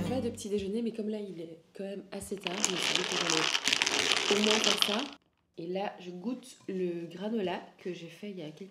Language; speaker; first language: French; native; French